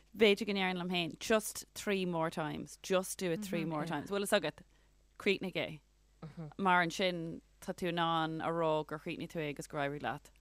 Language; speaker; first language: Irish; non-native, local second language; English